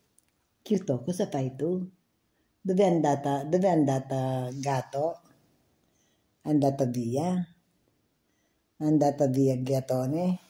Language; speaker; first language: Italian; non-native, learner; Filipino